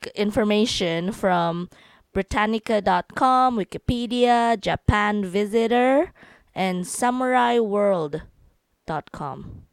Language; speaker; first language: English; non-native, local second language; Cebuano